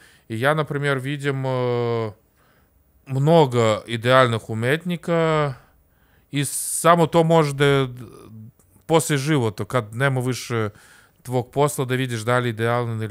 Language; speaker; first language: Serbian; non-native, learner; Russian